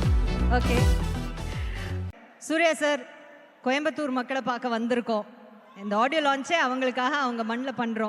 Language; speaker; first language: Tamil; native; Tamil